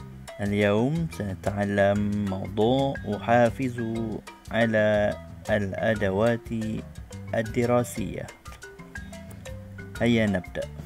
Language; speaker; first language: Arabic; non-native, fluent; Malay